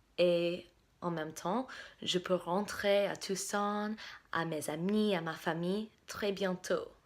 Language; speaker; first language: French; non-native, fluent; English